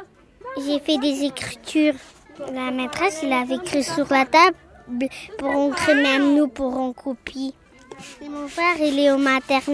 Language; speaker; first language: French; early bilingual, other home language; Romany